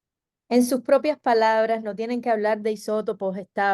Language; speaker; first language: Spanish; native; Spanish